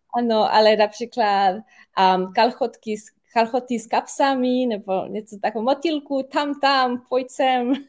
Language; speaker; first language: Czech; non-native, fluent; Slovenian